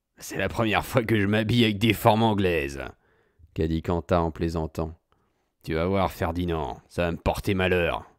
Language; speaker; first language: French; native; French